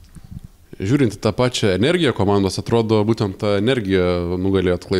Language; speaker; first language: Lithuanian; native; Lithuanian